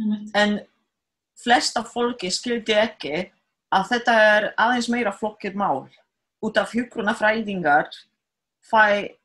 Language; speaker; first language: Icelandic; non-native, fluent; Polish